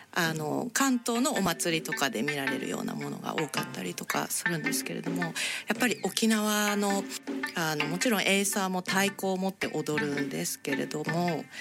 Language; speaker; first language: Japanese; native; Japanese